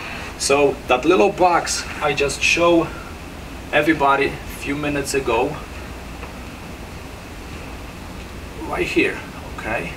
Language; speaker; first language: English; non-native, fluent; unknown